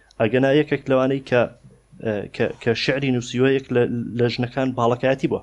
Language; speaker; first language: Central Kurdish; native; Central Kurdish